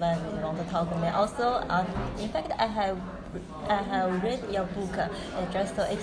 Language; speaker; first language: English; non-native, learner; Chinese